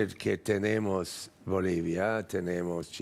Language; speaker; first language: Spanish; non-native, fluent; English